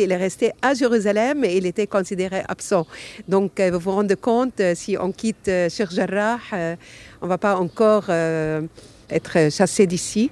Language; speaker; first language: French; non-native, fluent; Arabic